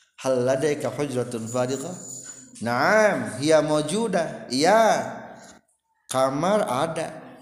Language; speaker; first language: Arabic; non-native, learner; Indonesian